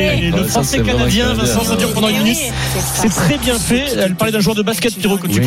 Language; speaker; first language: French; native; French